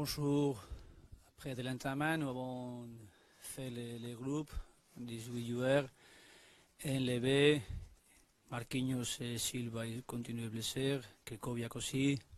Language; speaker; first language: French; non-native, learner; Spanish